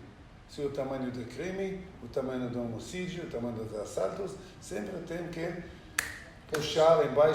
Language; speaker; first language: Portuguese; non-native, learner; Hebrew